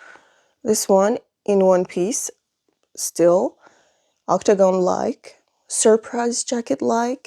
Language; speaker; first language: English; non-native, fluent; French